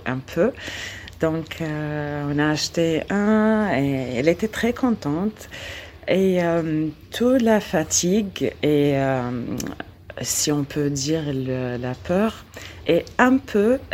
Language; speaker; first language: French; non-native, learner; Arabic